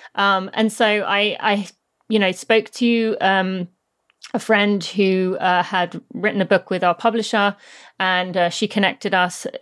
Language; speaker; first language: English; native; English